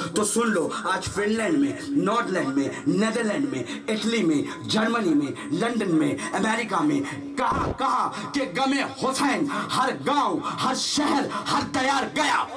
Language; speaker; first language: Urdu; native; Urdu